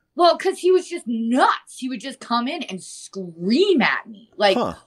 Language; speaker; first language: English; native; English